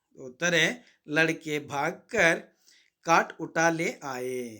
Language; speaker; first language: Hindi; non-native, local second language; Kannada